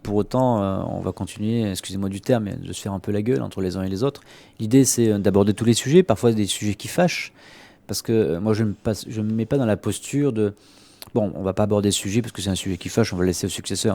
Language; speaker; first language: French; native; French